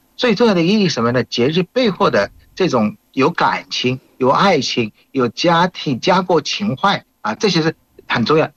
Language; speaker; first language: Chinese; non-native, fluent; Bangla